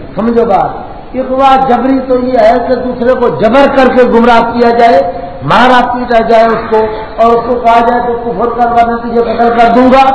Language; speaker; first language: Urdu; non-native, local second language; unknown